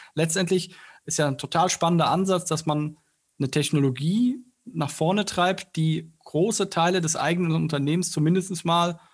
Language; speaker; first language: German; native; German